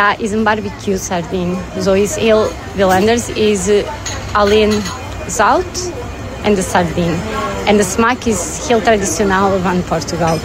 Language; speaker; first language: Dutch; non-native, learner; Portuguese